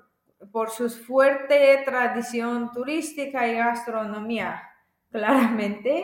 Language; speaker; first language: Spanish; non-native, fluent; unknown